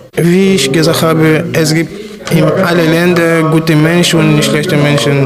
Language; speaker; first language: German; non-native, fluent; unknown